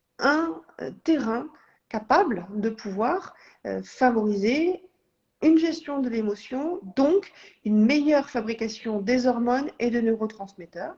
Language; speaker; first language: French; native; French